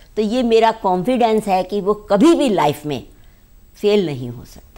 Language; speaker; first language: Hindi; native; Hindi